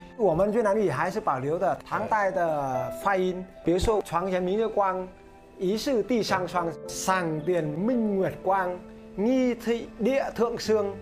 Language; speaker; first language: Chinese; non-native, fluent; Vietnamese